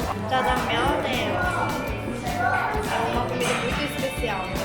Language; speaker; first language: Portuguese; non-native, fluent; Korean